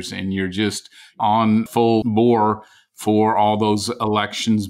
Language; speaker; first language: English; native; English